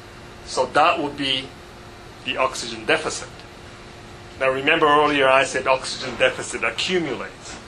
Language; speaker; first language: English; non-native, fluent; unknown